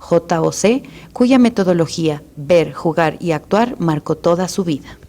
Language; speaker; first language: Spanish; native; Spanish